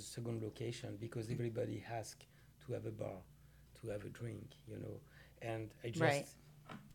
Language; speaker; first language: English; non-native, learner; French